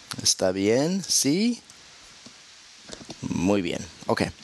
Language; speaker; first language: Spanish; non-native, fluent; English